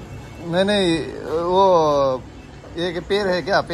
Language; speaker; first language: Hindi; non-native, local second language; Assamese